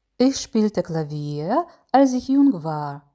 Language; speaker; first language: German; non-native, fluent; Ukrainian